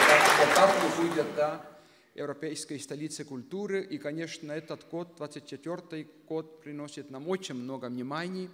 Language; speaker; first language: Russian; non-native, local second language; Estonian